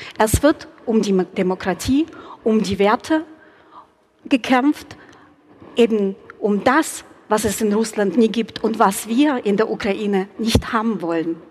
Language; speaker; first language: German; non-native, fluent; Ukrainian